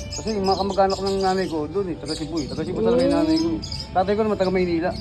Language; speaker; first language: Filipino; native; Filipino